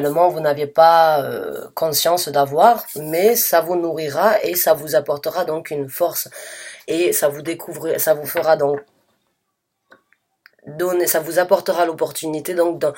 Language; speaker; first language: French; native; French